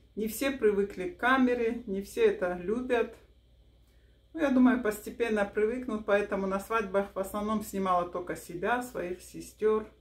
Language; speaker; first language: Russian; non-native, local second language; Avaric